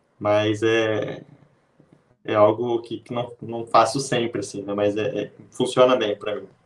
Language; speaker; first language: Portuguese; native; Portuguese